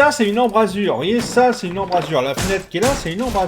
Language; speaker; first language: French; native; French